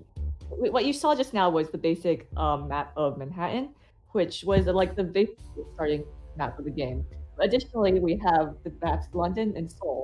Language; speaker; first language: English; native; English